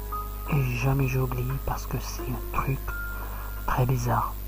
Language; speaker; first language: French; non-native, learner; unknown